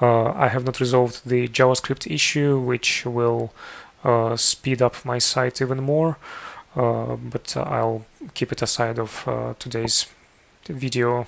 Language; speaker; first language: English; non-native, fluent; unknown